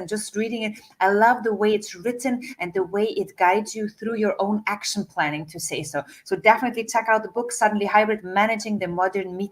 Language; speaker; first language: English; non-native, fluent; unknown